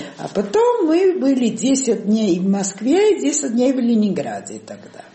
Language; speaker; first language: Russian; non-native, fluent; Italian